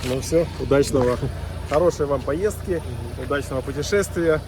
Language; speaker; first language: Russian; native; Russian